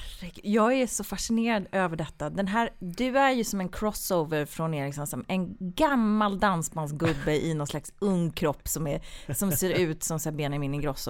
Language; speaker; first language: Swedish; native; Swedish